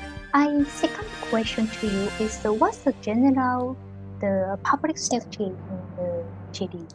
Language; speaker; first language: English; non-native, learner; Japanese